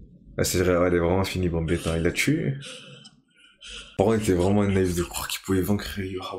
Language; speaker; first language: French; native; French